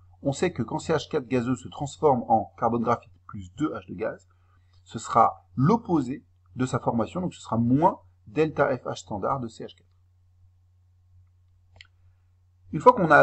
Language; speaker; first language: French; native; French